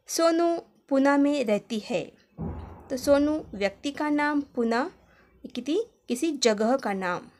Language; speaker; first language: Hindi; non-native, local second language; Marathi